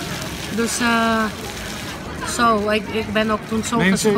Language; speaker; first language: Dutch; non-native, learner; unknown